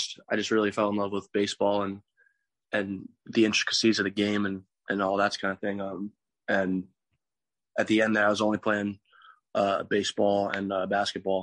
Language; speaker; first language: English; native; English